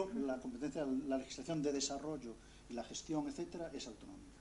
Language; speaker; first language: Spanish; native; Spanish